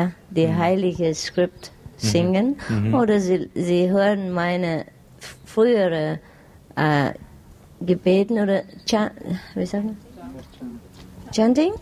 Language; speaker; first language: German; non-native, learner; Vietnamese